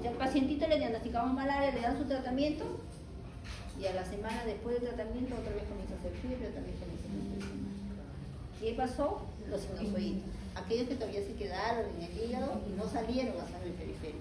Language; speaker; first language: Spanish; native; Spanish